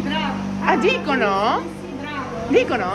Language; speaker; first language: Italian; non-native, learner; Japanese